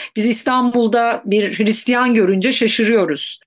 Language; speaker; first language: Turkish; native; Turkish